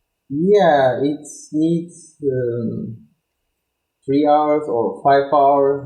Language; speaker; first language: English; non-native, learner; Turkish